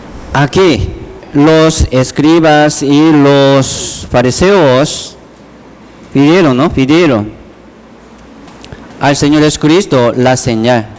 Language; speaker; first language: Spanish; non-native, learner; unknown